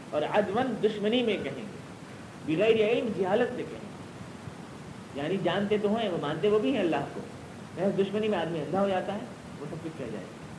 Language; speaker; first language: Urdu; native; Urdu